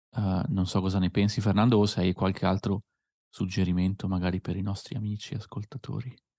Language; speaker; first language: Italian; native; Italian